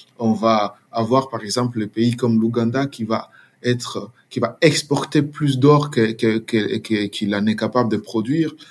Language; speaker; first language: French; non-native, local second language; Swahili